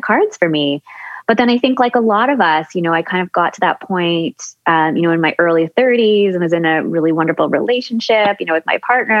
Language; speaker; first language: English; native; English